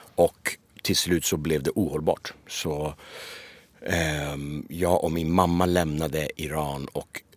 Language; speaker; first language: Swedish; early bilingual, other home language; Persian